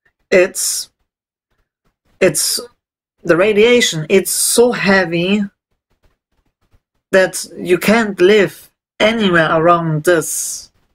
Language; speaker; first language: English; non-native, learner; German